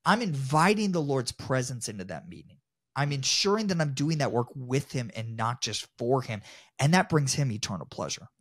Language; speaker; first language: English; native; English